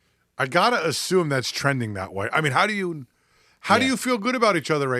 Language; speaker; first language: English; native; English